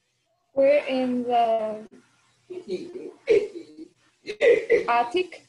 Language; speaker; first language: English; non-native, learner; Spanish